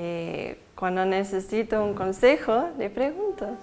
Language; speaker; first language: Spanish; non-native, fluent; English